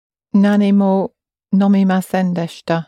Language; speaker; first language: Japanese; non-native, learner; English